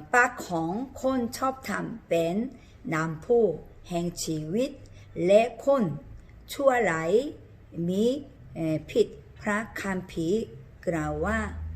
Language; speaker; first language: Thai; non-native, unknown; Korean